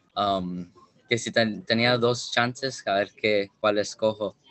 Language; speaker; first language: Spanish; early bilingual, heritage; Spanish